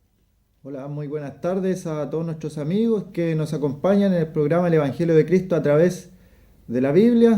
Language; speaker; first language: Spanish; native; Spanish